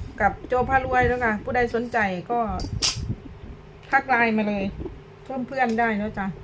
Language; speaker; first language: Thai; non-native, local second language; Lao